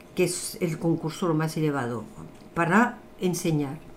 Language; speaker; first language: Spanish; non-native, fluent; French